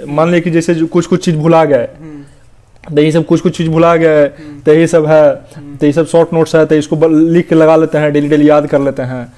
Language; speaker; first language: Hindi; native; Hindi